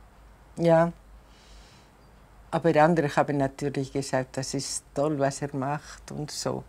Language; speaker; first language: German; non-native, fluent; Spanish